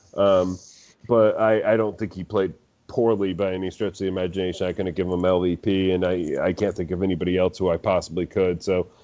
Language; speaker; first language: English; native; English